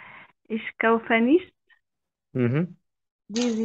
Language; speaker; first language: German; non-native, learner; Arabic